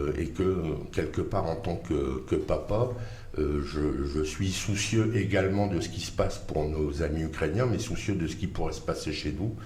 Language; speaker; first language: French; native; French